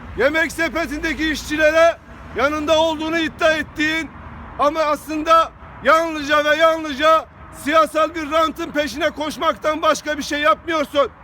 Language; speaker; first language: Turkish; native; Turkish